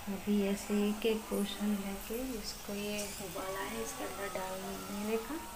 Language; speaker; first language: Hindi; non-native, local second language; Gujarati